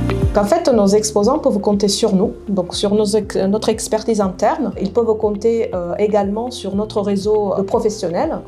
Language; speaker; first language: French; non-native, fluent; Italian